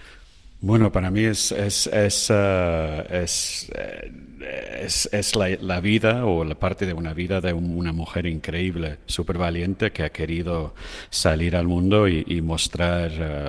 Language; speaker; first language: Spanish; non-native, fluent; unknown